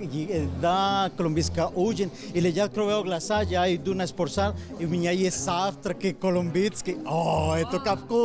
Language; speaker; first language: Ukrainian; non-native, learner; Spanish